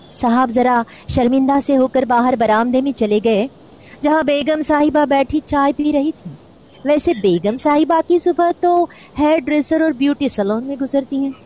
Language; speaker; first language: Urdu; non-native, local second language; Marathi